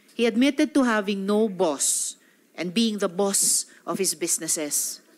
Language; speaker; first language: English; non-native, local second language; Filipino